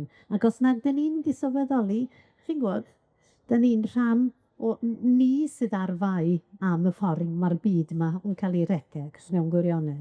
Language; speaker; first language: Welsh; native; Welsh